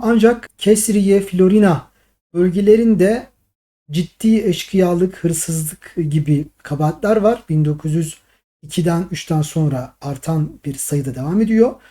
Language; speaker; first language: Turkish; native; Turkish